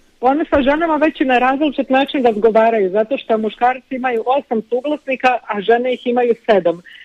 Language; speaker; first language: Bosnian; early bilingual, heritage; Croatian